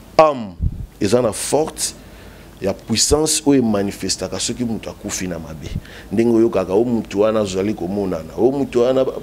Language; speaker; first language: Lingala; non-native, local second language; Kongo